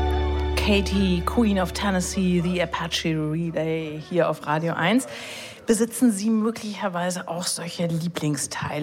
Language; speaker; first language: German; native; German